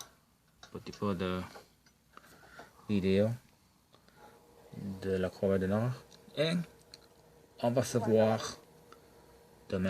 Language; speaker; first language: French; non-native, local second language; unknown